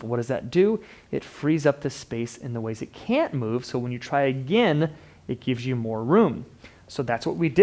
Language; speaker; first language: English; native; English